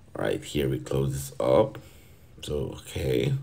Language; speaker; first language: English; non-native, fluent; Portuguese